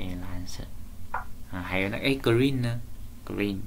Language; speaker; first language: Chinese; native; Chinese